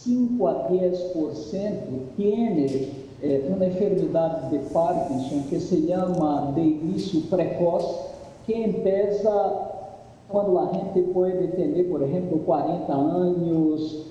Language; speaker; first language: Spanish; non-native, fluent; Portuguese